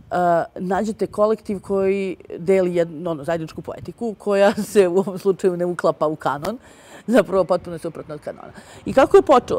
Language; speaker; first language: Serbian; native; Serbian